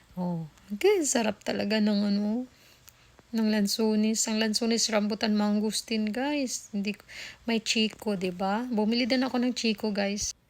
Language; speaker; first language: Filipino; non-native, local second language; Cebuano